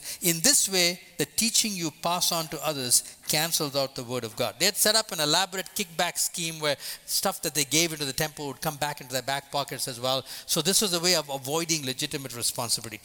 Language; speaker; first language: English; non-native, local second language; Tamil